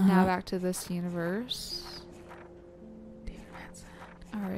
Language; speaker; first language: English; native; English